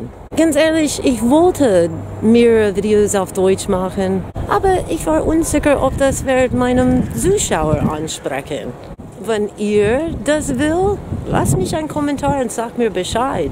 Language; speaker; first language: German; non-native, fluent; English